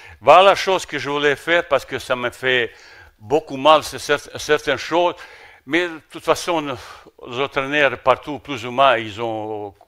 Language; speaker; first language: French; non-native, fluent; Bosnian